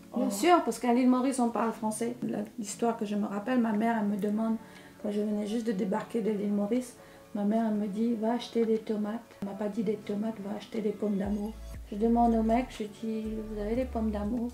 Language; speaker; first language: French; non-native, local second language; Morisyen